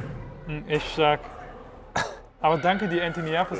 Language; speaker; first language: German; native; German